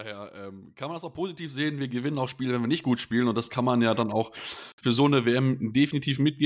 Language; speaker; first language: German; native; German